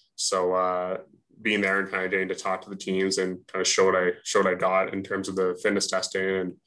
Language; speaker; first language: English; native; English